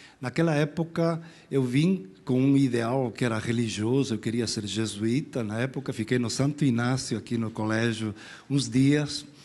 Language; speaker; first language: Portuguese; non-native, fluent; Spanish